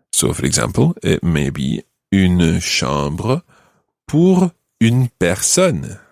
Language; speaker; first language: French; non-native, fluent; English